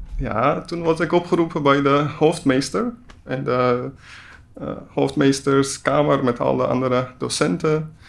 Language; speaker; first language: Dutch; non-native, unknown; Persian